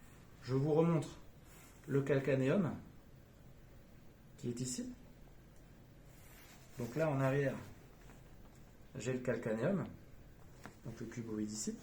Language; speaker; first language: French; native; French